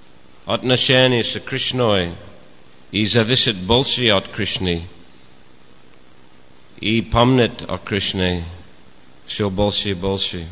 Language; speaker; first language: Russian; non-native, fluent; English